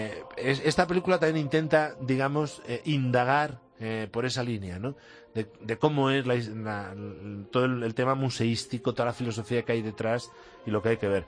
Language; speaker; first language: Spanish; native; Spanish